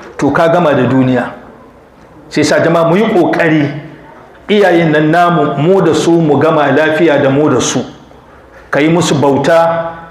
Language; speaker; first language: Hausa; non-native, local second language; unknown